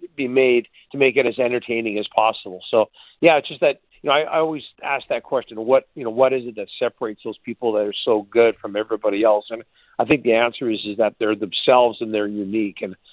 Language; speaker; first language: English; native; English